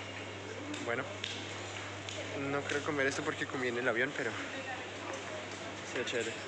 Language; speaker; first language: Spanish; non-native, fluent; French